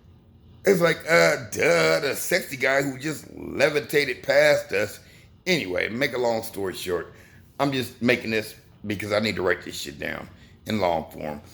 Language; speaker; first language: English; native; English